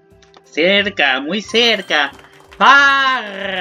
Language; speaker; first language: Spanish; non-native, learner; English